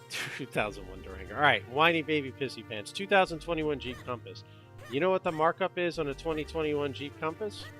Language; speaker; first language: English; native; English